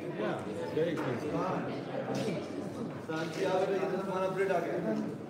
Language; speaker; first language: English; non-native, learner; Nepali